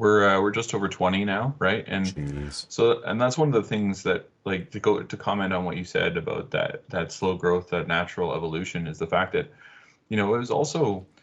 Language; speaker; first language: English; native; English